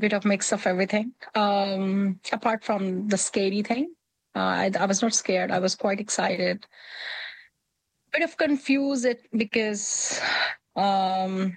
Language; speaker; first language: English; non-native, local second language; Punjabi